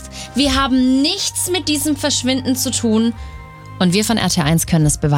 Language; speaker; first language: German; native; German